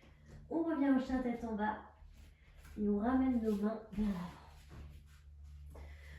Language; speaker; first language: French; native; French